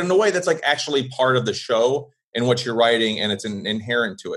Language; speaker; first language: English; native; English